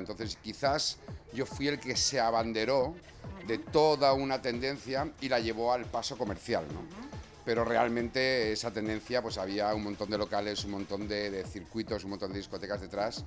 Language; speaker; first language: Spanish; native; Spanish